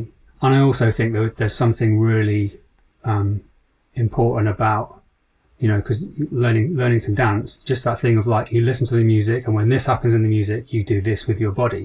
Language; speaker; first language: English; native; English